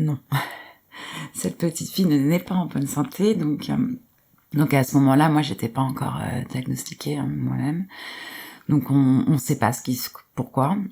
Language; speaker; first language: French; native; French